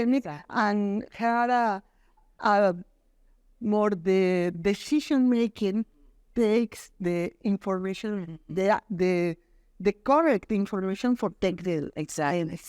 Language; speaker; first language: English; non-native, learner; Spanish